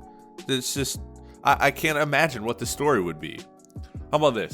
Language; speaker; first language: English; native; English